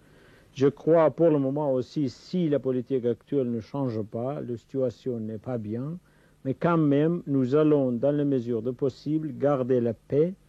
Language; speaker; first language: French; non-native, fluent; Kurdish